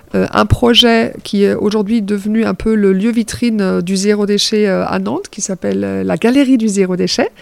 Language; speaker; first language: French; non-native, fluent; German